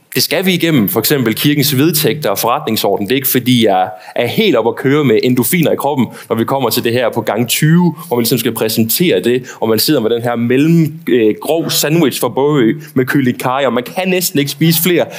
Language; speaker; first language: Danish; native; Danish